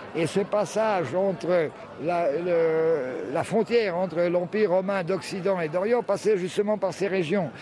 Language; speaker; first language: French; early bilingual, heritage; French